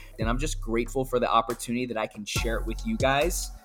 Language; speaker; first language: English; native; English